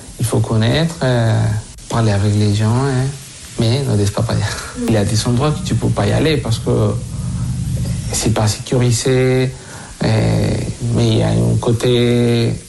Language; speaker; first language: French; non-native, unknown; Spanish